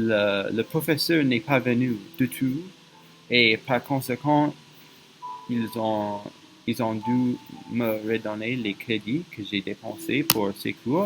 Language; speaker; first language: French; non-native, fluent; English